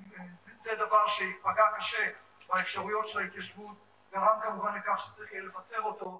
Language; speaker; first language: Hebrew; native; Hebrew